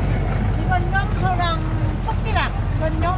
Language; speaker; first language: Korean; native; Korean